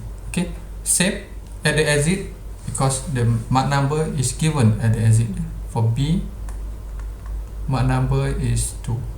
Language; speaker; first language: English; non-native, local second language; Malay